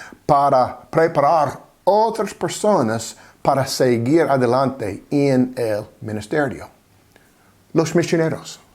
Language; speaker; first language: Spanish; non-native, fluent; English